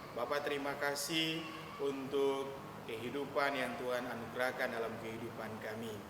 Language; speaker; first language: Indonesian; native; Indonesian